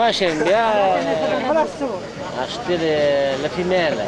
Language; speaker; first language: French; non-native, learner; Indonesian